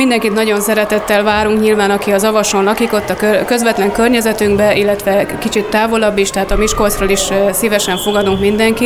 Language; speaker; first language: Hungarian; native; Hungarian